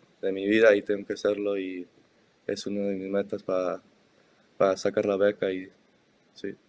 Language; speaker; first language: Spanish; early bilingual, heritage; Spanish